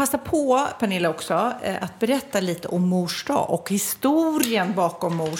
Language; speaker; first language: Swedish; native; Swedish